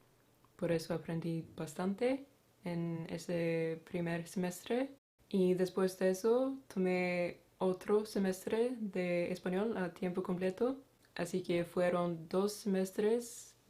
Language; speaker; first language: Spanish; non-native, fluent; Swedish